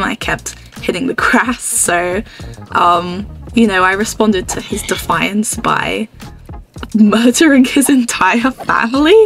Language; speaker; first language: English; native; English